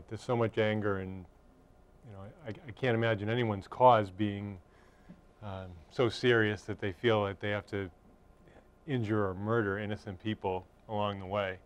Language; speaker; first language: English; native; English